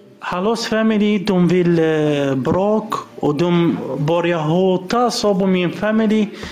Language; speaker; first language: Swedish; non-native, learner; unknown